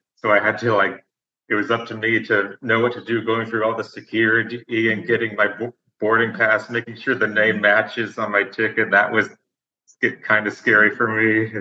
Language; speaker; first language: English; native; English